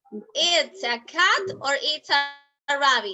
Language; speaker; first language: English; non-native, fluent; Spanish